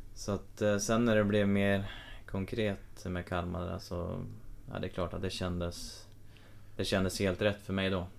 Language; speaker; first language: Swedish; native; Swedish